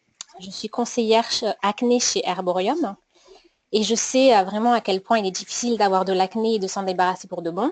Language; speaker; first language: French; native; French